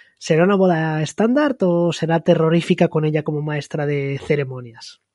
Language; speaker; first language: Spanish; non-native, local second language; Catalan